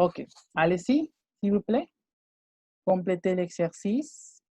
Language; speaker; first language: French; non-native, fluent; Spanish